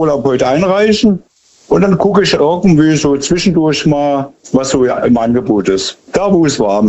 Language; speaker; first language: German; native; German